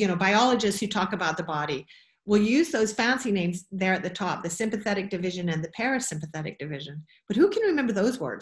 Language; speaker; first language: English; native; English